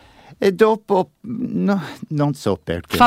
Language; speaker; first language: Italian; non-native, learner; English